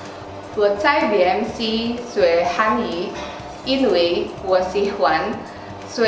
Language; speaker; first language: Chinese; non-native, learner; Indonesian